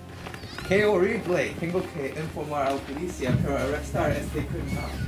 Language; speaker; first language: Spanish; non-native, learner; English